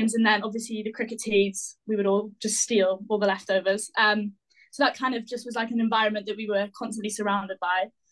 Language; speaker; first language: English; native; English